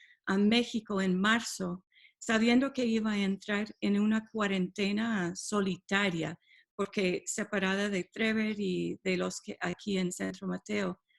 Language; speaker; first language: Spanish; non-native, fluent; English